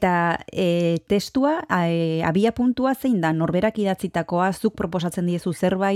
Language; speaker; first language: Basque; native; Basque